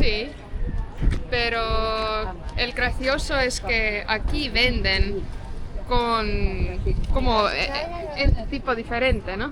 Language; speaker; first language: Spanish; non-native, fluent; Estonian